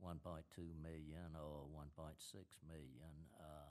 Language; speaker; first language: English; native; English